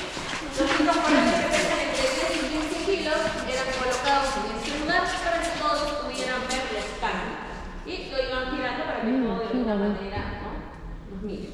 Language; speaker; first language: Spanish; native; Spanish